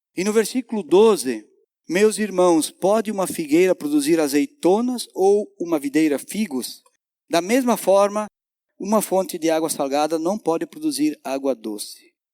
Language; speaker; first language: Portuguese; native; Portuguese